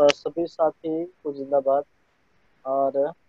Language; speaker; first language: Hindi; native; Hindi